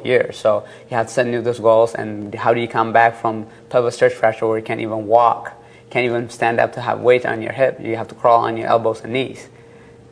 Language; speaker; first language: English; early bilingual, other home language; Tigrinya